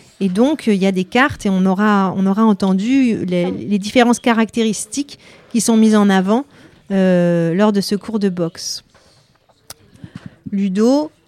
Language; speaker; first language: French; native; French